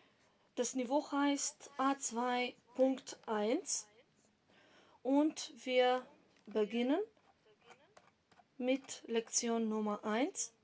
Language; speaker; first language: German; non-native, fluent; Macedonian